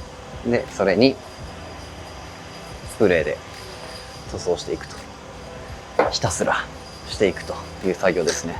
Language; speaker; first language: Japanese; native; Japanese